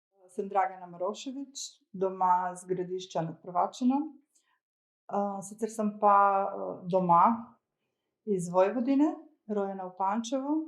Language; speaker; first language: Slovenian; early bilingual, other home language; Croatian